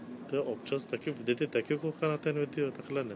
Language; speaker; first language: Czech; non-native, learner; Turkish